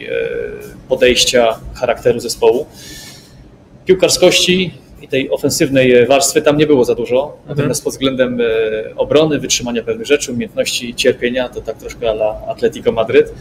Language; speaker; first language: Polish; native; Polish